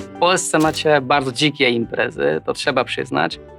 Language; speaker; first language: Polish; non-native, fluent; Hungarian